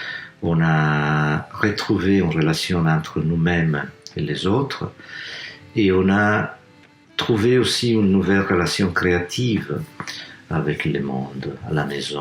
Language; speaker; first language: French; non-native, fluent; Italian